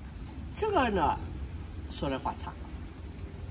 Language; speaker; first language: Chinese; non-native, local second language; Wu Chinese